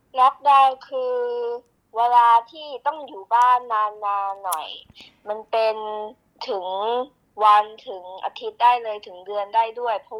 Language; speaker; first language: Thai; early bilingual, heritage; Thai